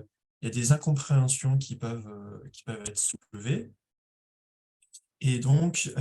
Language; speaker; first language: French; native; French